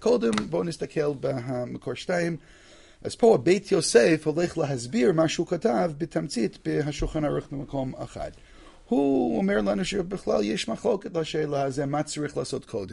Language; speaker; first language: Hebrew; non-native, fluent; English